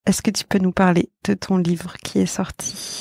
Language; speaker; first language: French; native; French